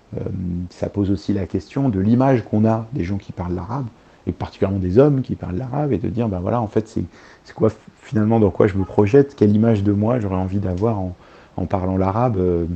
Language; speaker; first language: French; early bilingual, other home language; Arabic